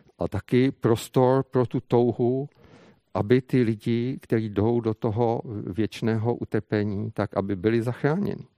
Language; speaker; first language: Czech; native; Czech